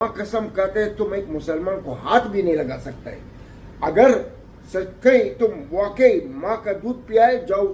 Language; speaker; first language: Hindi; non-native, learner; Arabic